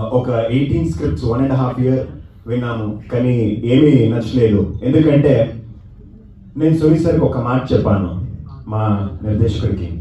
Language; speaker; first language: Telugu; non-native, learner; Kannada